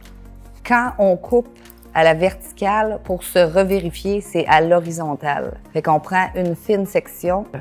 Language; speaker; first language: French; native; French